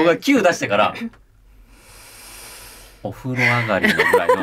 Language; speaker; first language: Japanese; native; Japanese